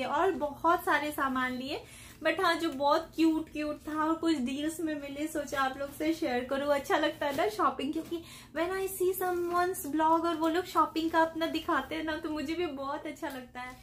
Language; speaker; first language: Hindi; native; Hindi